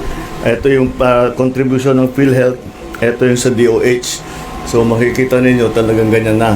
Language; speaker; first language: Filipino; native; Filipino